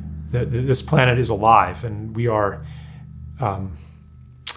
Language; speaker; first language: English; native; English